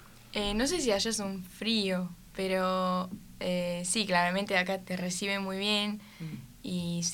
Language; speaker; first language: Spanish; non-native, fluent; French